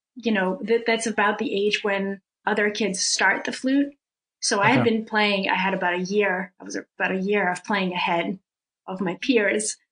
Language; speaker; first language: English; early bilingual, other home language; Russian